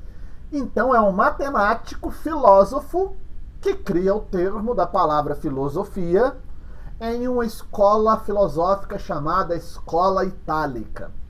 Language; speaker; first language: Portuguese; native; Portuguese